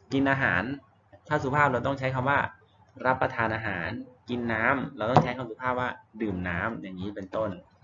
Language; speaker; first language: Thai; native; Thai